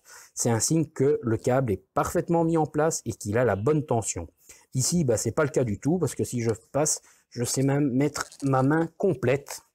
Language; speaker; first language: French; native; French